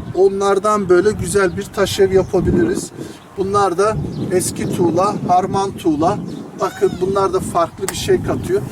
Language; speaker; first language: Turkish; native; Turkish